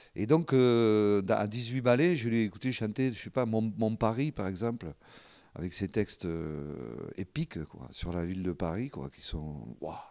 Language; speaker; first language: French; non-native, local second language; Occitan